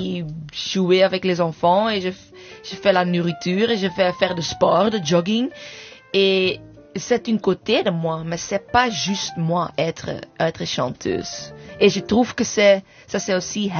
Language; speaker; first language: French; non-native, fluent; English